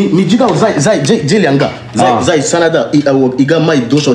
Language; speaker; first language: Chinese; non-native, learner; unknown